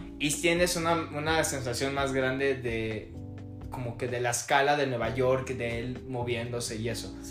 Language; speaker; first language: Spanish; native; Spanish